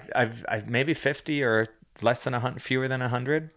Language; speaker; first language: English; native; English